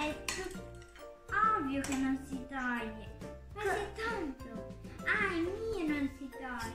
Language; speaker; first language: Italian; early bilingual, other home language; Sinhala